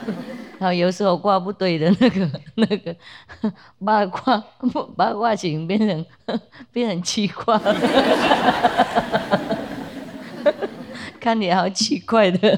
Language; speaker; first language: Chinese; non-native, fluent; Vietnamese